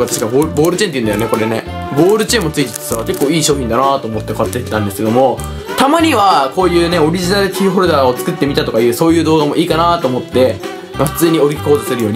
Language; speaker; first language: Japanese; native; Japanese